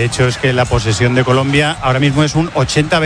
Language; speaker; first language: Spanish; native; Spanish